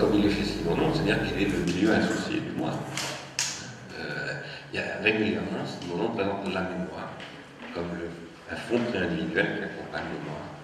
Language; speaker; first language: French; native; French